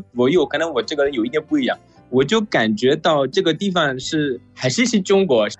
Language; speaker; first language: Chinese; non-native, fluent; Persian